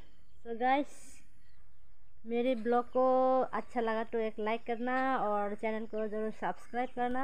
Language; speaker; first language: Hindi; non-native, local second language; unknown